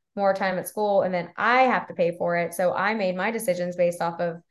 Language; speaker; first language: English; native; English